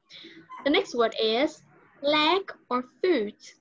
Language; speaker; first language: English; non-native, learner; Vietnamese